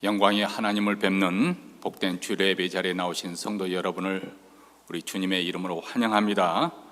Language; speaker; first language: Korean; native; Korean